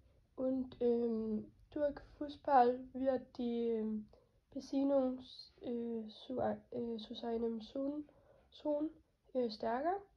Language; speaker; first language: German; non-native, learner; Norwegian